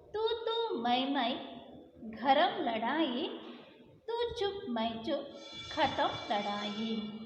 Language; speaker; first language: Hindi; non-native, local second language; Kannada